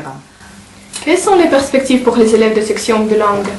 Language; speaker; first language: French; non-native, learner; Russian